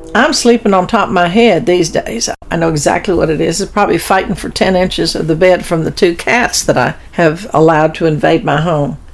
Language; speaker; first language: English; early bilingual, other home language; German